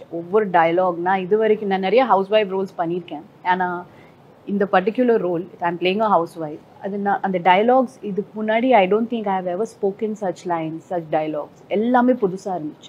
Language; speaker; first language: Tamil; non-native, fluent; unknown